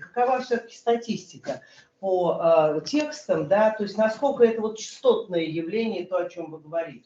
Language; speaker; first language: Russian; native; Russian